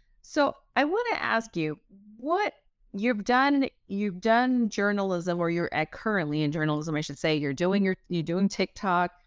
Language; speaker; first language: English; native; English